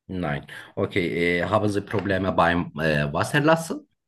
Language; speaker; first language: German; non-native, learner; Turkish